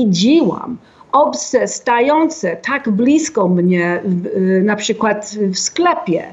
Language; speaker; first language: Polish; non-native, fluent; English